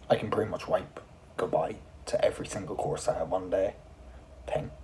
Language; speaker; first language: English; native; English